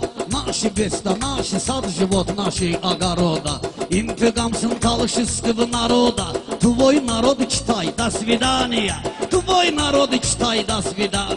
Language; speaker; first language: Russian; non-native, learner; Talysh